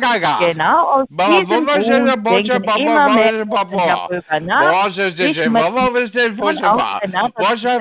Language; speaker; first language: German; non-native, fluent; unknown